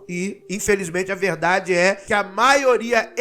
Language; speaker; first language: Portuguese; native; Portuguese